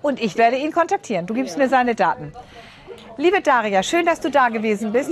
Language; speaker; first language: German; native; German